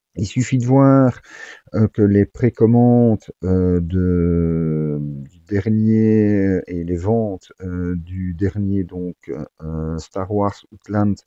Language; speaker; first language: French; native; French